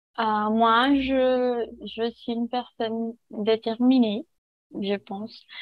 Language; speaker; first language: French; non-native, learner; Portuguese